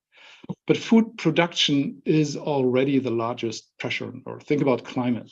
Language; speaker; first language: English; non-native, fluent; German